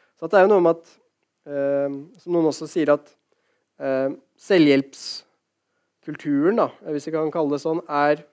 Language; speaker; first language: Norwegian; native; Norwegian